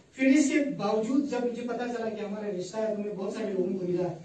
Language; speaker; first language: Hindi; native; Hindi